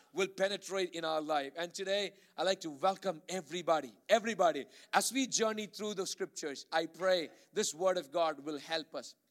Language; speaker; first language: English; non-native, local second language; Malayalam